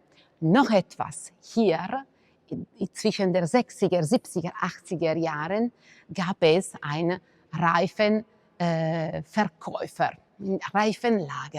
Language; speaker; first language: German; non-native, fluent; Italian